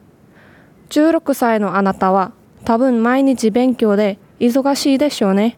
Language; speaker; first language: Japanese; non-native, learner; English